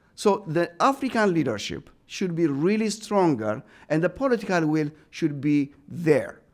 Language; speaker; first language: English; non-native, fluent; Amharic